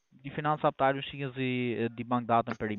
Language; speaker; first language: German; non-native, learner; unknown